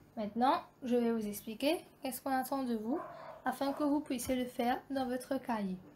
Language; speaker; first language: French; non-native, local second language; Morisyen